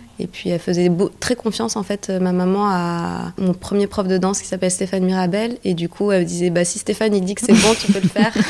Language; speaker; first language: French; early bilingual, other home language; Arabic